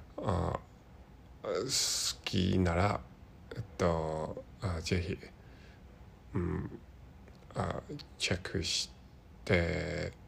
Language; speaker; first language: Japanese; non-native, learner; Cantonese